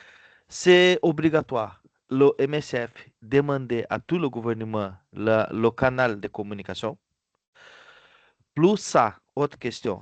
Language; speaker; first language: French; non-native, fluent; Portuguese